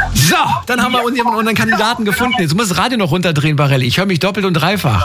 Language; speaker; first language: German; native; German